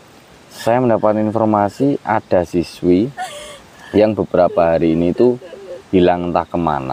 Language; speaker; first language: Indonesian; native; Indonesian